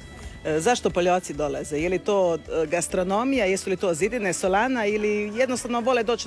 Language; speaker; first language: Serbian; native; Serbian